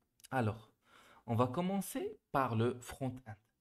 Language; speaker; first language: French; non-native, local second language; Arabic